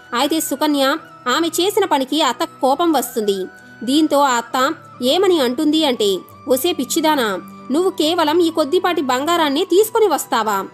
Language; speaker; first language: Telugu; native; Telugu